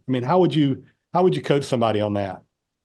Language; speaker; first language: English; native; English